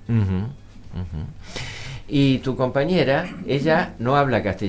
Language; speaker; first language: Spanish; native; Spanish